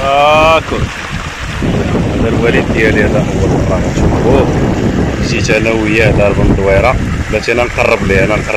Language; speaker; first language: Arabic; native; Arabic